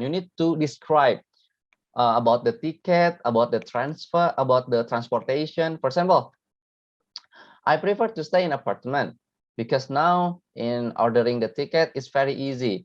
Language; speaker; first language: English; non-native, fluent; Indonesian